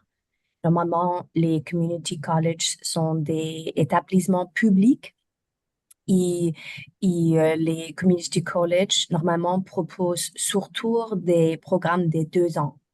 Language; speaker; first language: French; non-native, learner; German